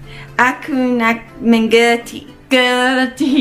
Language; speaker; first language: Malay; non-native, learner; English